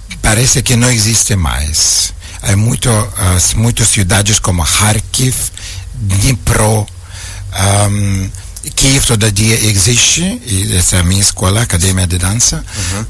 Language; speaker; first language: Portuguese; non-native, learner; Ukrainian